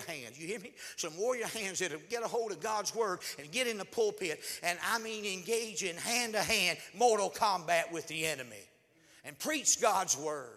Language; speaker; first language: English; native; English